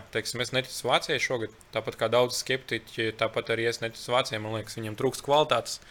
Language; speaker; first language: Latvian; early bilingual, other home language; Lithuanian